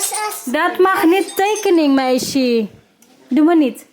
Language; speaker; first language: Dutch; non-native, learner; Waray